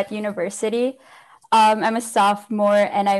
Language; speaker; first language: English; non-native, local second language; Filipino